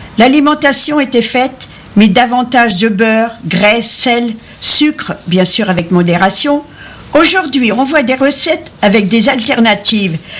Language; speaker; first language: French; native; French